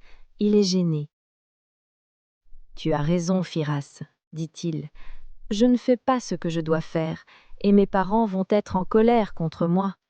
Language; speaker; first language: French; non-native, local second language; Arabic